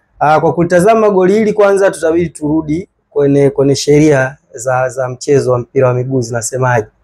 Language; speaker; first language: Swahili; native; Swahili